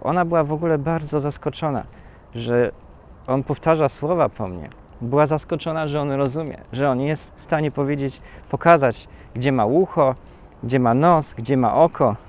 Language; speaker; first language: Polish; native; Polish